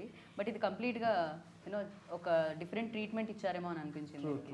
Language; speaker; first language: Telugu; native; Telugu